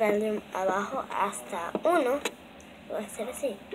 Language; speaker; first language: Spanish; early bilingual, heritage; Spanish